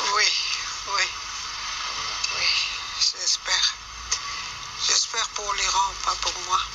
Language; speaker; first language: French; non-native, fluent; Persian